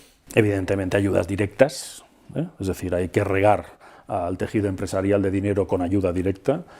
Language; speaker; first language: Spanish; native; Spanish